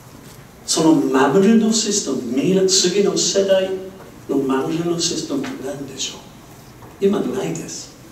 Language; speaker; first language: Japanese; non-native, learner; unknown